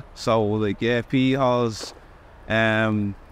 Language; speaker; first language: English; native; English